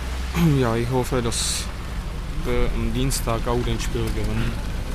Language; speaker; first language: German; non-native, learner; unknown